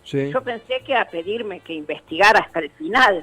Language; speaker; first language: Spanish; native; Spanish